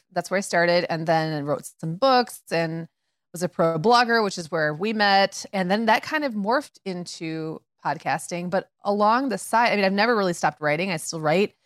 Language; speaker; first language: English; native; English